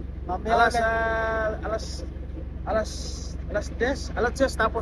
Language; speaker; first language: Filipino; non-native, learner; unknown